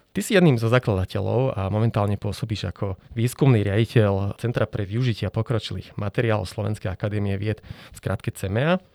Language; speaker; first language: Slovak; native; Slovak